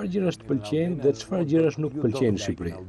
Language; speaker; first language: Albanian; native; Albanian